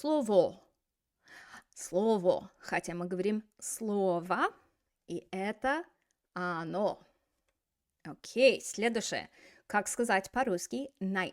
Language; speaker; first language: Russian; non-native, fluent; English